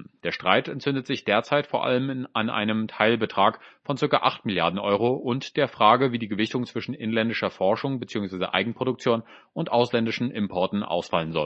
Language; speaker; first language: German; native; German